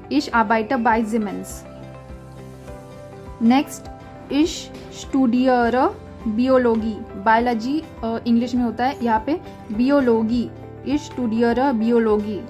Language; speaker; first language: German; non-native, fluent; Hindi